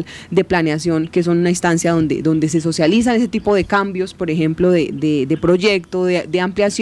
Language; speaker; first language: Spanish; native; Spanish